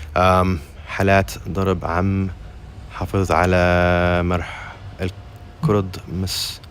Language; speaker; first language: Arabic; early bilingual, heritage; Arabic